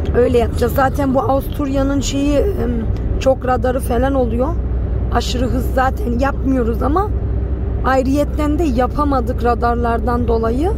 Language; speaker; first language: Turkish; early bilingual, heritage; Turkish